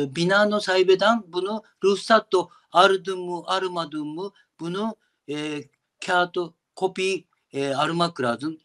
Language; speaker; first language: Turkish; non-native, learner; Japanese